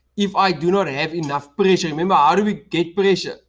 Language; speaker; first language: English; non-native, local second language; Afrikaans